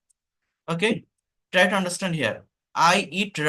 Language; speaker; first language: English; non-native, fluent; Bangla